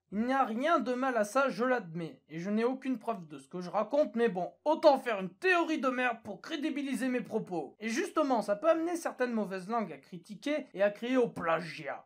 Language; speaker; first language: French; native; French